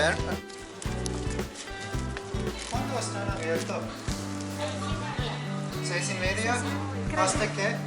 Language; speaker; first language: Spanish; non-native, learner; English